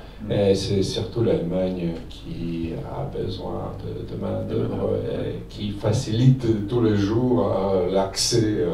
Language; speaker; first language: French; non-native, fluent; Serbian